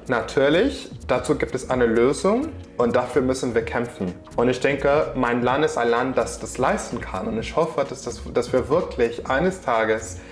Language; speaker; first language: German; non-native, fluent; English